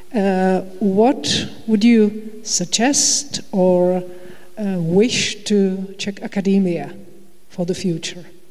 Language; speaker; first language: English; non-native, fluent; Czech